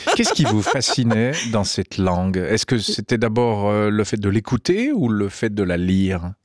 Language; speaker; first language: French; native; French